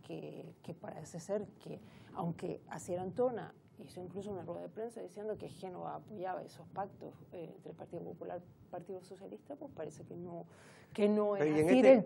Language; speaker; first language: Spanish; native; Spanish